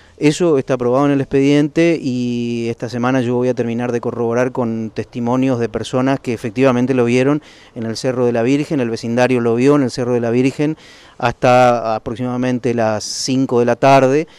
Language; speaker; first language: Spanish; native; Spanish